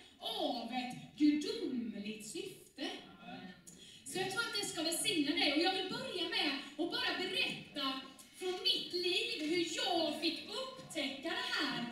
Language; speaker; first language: Swedish; native; Swedish